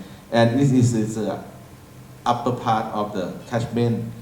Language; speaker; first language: English; non-native, learner; Thai